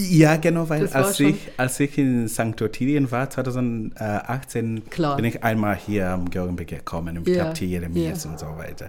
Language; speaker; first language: German; non-native, learner; Swahili